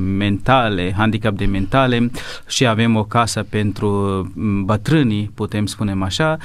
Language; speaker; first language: Romanian; non-native, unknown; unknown